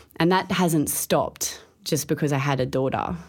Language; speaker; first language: English; native; English